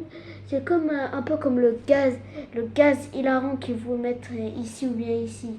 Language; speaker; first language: French; early bilingual, other home language; Arabic